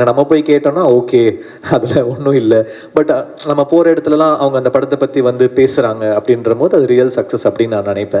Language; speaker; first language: Tamil; native; Tamil